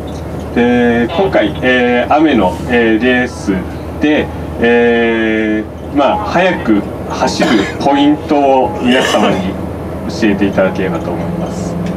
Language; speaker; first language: Japanese; native; Japanese